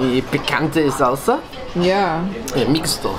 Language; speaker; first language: Spanish; non-native, learner; English